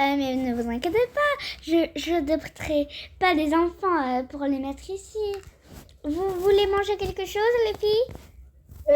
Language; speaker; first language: French; native; French